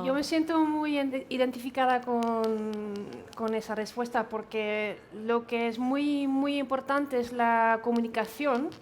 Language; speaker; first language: Spanish; non-native, fluent; Dutch